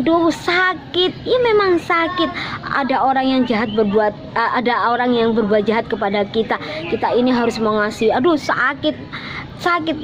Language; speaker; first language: Indonesian; non-native, local second language; Javanese